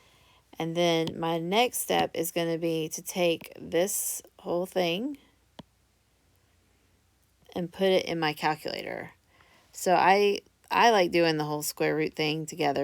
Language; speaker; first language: English; native; English